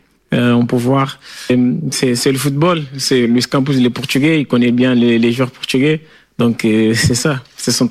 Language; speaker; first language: French; non-native, fluent; Portuguese